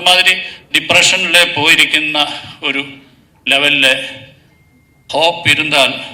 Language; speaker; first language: Tamil; non-native, learner; Malayalam